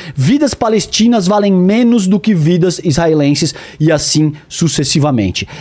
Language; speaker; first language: Portuguese; native; Portuguese